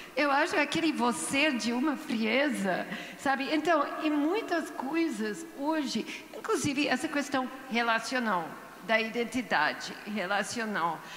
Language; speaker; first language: Portuguese; non-native, fluent; English